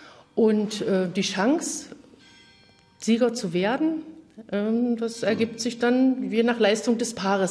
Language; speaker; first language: German; native; German